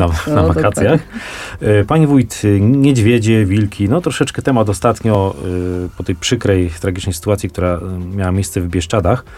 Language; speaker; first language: Polish; native; Polish